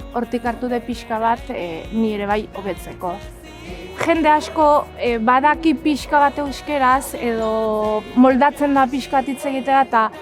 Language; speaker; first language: Basque; non-native, learner; Romanian